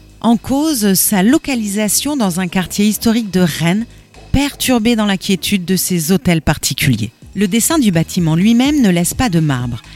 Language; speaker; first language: French; native; French